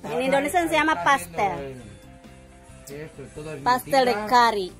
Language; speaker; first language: Spanish; non-native, learner; Indonesian